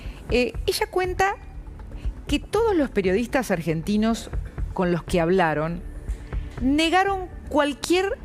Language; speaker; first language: Spanish; native; Spanish